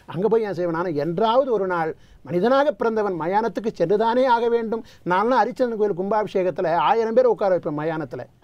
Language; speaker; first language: Tamil; native; Tamil